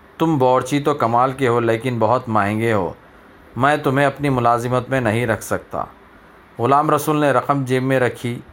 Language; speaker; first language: Urdu; native; Urdu